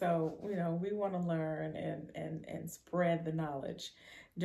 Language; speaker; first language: English; native; English